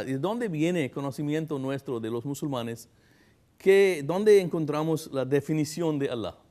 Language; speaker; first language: Spanish; non-native, fluent; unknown